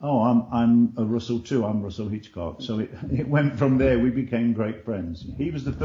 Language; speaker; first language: English; native; English